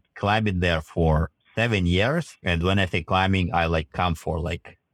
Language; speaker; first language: English; non-native, fluent; Russian